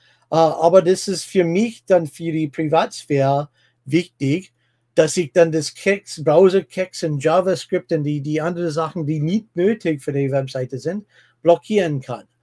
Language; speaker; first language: German; non-native, fluent; English